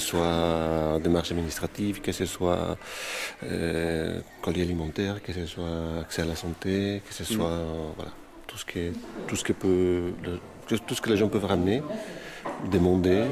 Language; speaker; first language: French; native; French